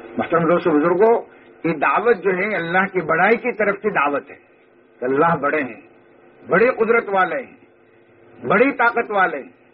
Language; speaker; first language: Urdu; native; Urdu